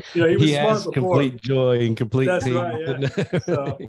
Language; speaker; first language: English; native; English